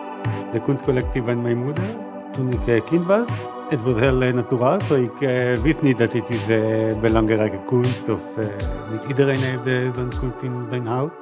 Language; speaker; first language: Dutch; non-native, learner; Hebrew